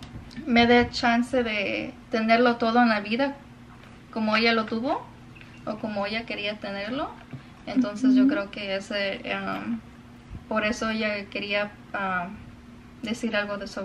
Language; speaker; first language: Spanish; early bilingual, other home language; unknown